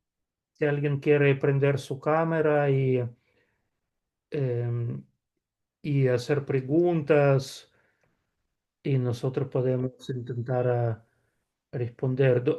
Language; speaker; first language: Spanish; non-native, fluent; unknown